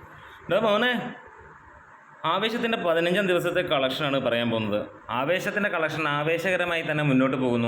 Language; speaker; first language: Malayalam; native; Malayalam